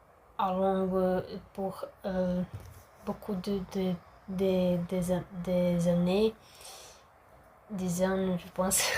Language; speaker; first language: French; non-native, learner; Portuguese